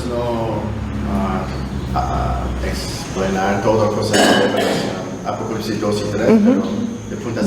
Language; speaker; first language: Spanish; non-native, learner; Korean